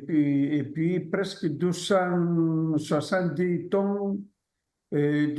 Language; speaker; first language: French; non-native, fluent; Greek